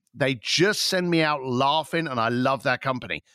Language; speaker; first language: English; native; English